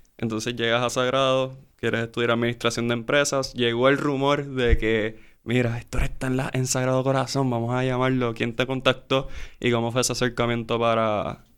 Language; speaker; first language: Spanish; native; Spanish